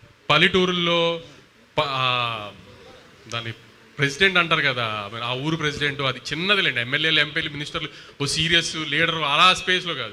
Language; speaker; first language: Telugu; native; Telugu